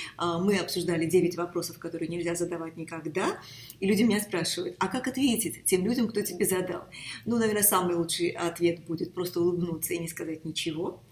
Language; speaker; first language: Russian; native; Russian